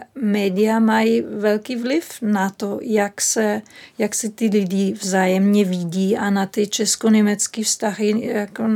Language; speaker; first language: Czech; non-native, fluent; German